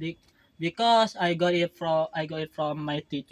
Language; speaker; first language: English; non-native, learner; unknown